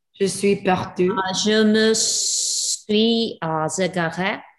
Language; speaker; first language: French; non-native, learner; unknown